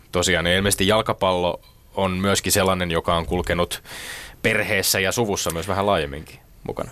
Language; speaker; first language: Finnish; native; Finnish